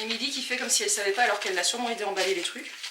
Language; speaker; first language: French; native; French